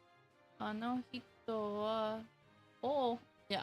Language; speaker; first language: Japanese; non-native, learner; English